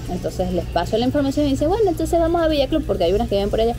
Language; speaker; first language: Spanish; native; Spanish